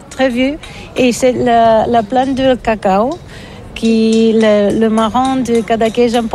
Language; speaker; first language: French; non-native, learner; Catalan